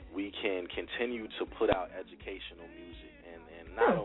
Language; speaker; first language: English; native; English